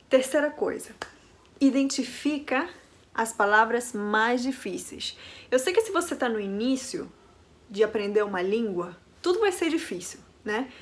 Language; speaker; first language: Portuguese; non-native, fluent; Spanish